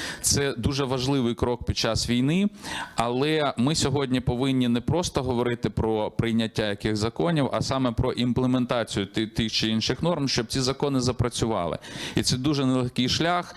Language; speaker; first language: Ukrainian; native; Ukrainian